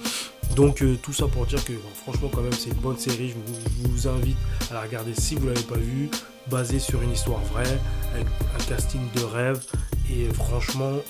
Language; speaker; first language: French; native; French